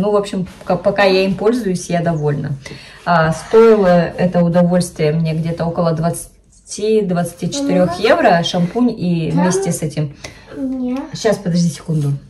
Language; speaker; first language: Russian; native; Russian